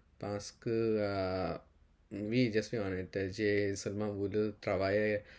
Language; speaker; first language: French; non-native, learner; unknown